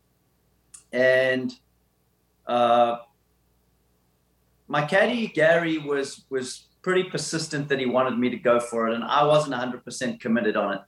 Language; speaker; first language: English; native; English